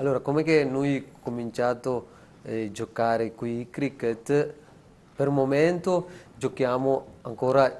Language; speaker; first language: Italian; non-native, learner; Sinhala